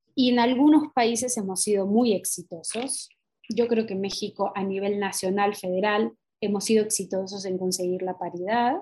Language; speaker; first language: Spanish; native; Spanish